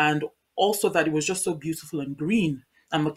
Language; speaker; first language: English; non-native, local second language; Yoruba